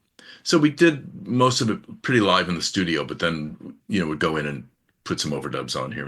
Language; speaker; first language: English; native; English